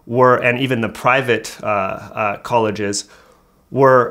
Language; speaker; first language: English; native; English